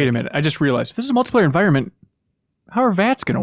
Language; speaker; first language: English; native; English